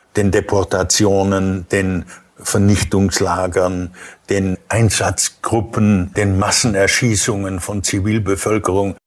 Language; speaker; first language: German; native; German